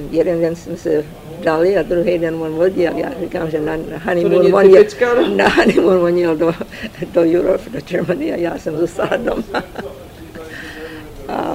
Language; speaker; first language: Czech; early bilingual, heritage; Czech